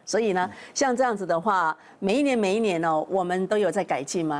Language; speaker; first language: Chinese; native; Chinese